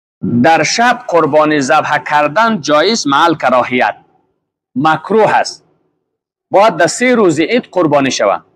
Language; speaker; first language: Persian; native; Persian